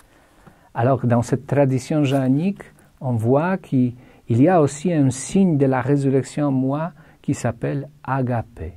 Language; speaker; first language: French; non-native, fluent; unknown